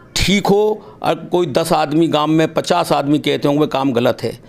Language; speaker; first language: Hindi; native; Hindi